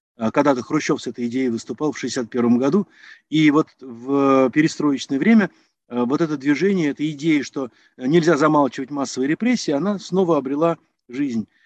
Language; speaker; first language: Russian; native; Russian